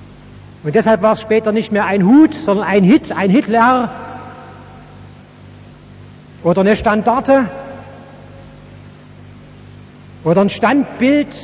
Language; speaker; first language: German; native; German